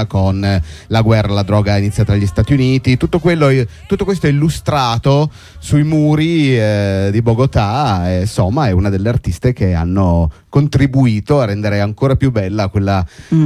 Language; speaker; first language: Italian; native; Italian